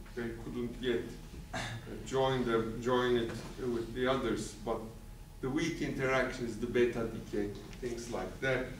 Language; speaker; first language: English; non-native, fluent; Turkish